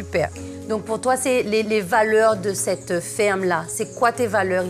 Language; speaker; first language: French; native; French